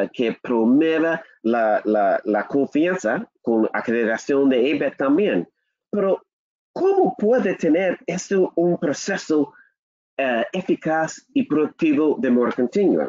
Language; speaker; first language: Spanish; non-native, learner; English